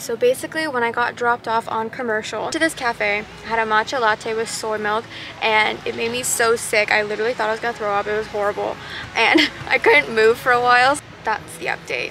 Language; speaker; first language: English; early bilingual, other home language; Japanese